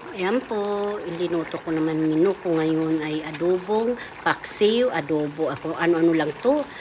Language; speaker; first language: Filipino; native; Filipino